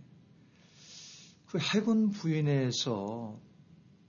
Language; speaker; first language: Korean; native; Korean